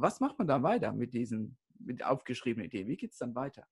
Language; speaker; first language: German; native; German